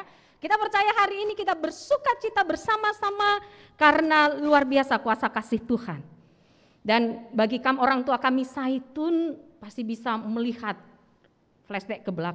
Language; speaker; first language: Indonesian; native; Indonesian